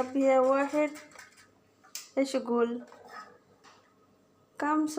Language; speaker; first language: Arabic; non-native, learner; Bangla